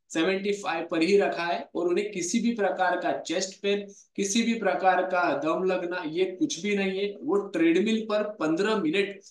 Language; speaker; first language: Hindi; non-native, local second language; Marathi